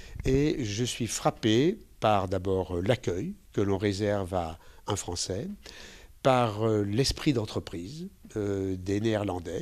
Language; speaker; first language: French; native; French